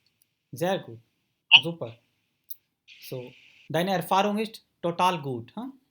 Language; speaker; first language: German; non-native, fluent; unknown